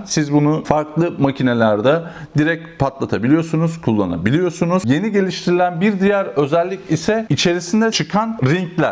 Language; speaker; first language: Turkish; native; Turkish